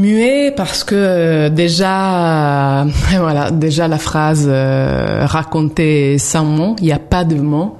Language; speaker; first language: French; non-native, fluent; Italian